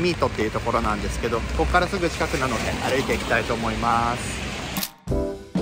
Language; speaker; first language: Japanese; native; Japanese